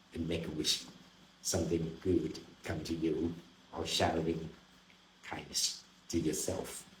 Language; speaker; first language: English; non-native, learner; Thai